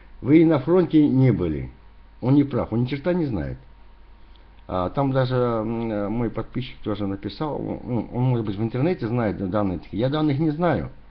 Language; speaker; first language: Russian; native; Russian